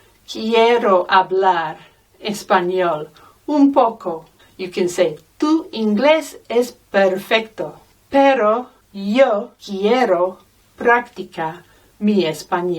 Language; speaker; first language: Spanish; non-native, fluent; English